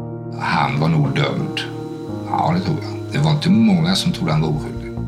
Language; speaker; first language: Swedish; native; Swedish